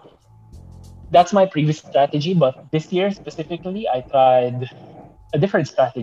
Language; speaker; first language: English; non-native, local second language; Bikol